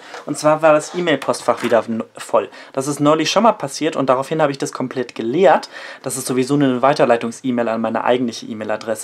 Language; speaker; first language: German; native; German